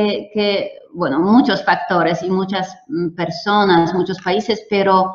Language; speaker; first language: Spanish; non-native, fluent; Polish